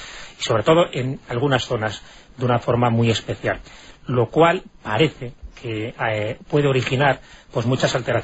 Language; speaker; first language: Spanish; native; Spanish